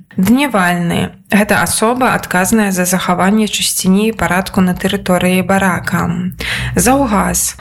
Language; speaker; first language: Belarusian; native; Belarusian